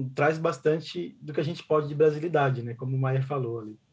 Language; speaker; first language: Portuguese; native; Portuguese